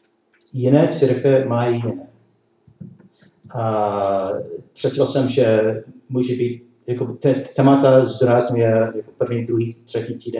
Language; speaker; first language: Czech; non-native, learner; English